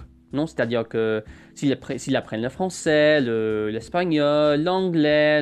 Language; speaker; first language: French; non-native, fluent; English